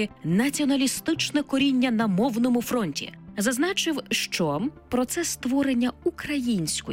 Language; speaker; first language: Ukrainian; native; Ukrainian